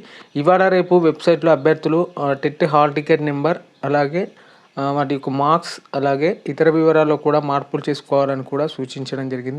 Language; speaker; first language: Telugu; native; Telugu